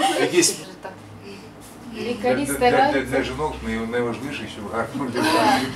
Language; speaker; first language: Ukrainian; non-native, local second language; Russian